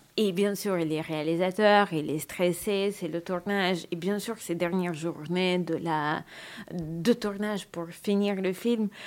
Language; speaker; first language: French; non-native, learner; Russian